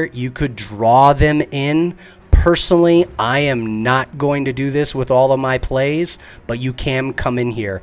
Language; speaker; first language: English; native; English